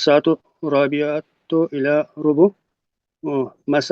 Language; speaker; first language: Arabic; non-native, learner; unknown